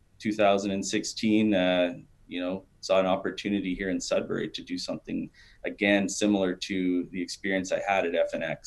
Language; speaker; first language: English; native; English